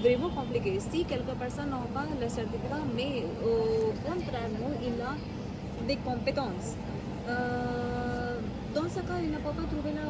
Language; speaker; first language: French; non-native, learner; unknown